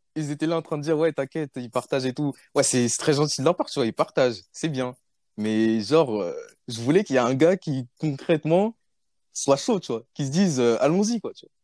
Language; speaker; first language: French; early bilingual, other home language; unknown